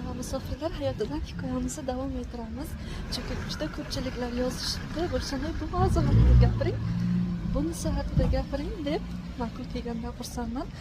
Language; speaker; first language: Uzbek; non-native, fluent; Tajik